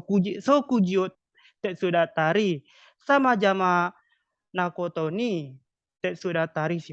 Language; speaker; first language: Japanese; non-native, learner; Indonesian